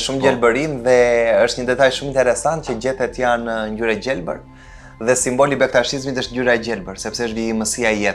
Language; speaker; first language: Albanian; native; Albanian